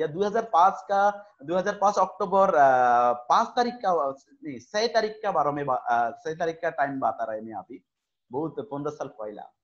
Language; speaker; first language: Hindi; non-native, fluent; Bangla